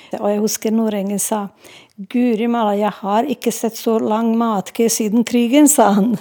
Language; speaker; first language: Norwegian; non-native, fluent; Serbian